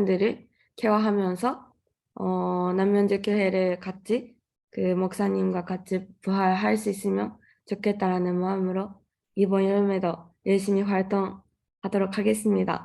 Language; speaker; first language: Korean; non-native, fluent; Japanese